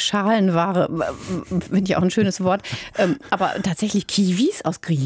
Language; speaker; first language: German; native; German